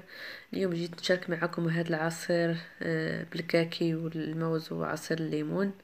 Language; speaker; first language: Arabic; native; Arabic